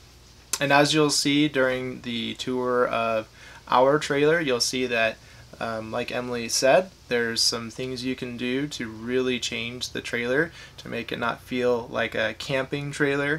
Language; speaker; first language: English; native; English